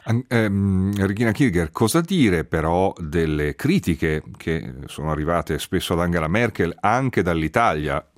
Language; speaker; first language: Italian; native; Italian